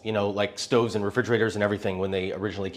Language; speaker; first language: English; native; English